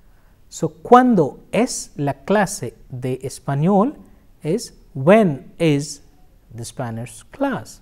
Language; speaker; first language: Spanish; non-native, fluent; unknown